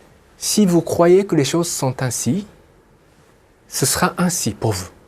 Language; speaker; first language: French; non-native, fluent; Japanese